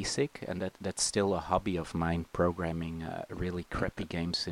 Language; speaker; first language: English; non-native, fluent; Dutch